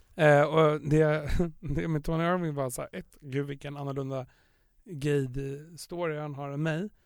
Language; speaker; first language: Swedish; native; Swedish